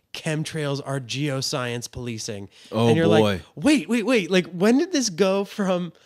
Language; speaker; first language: English; native; English